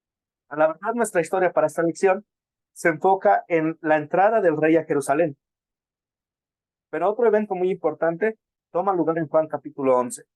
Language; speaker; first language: Spanish; native; Spanish